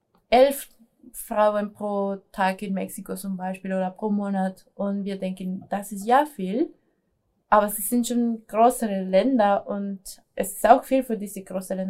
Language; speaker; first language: German; non-native, fluent; Spanish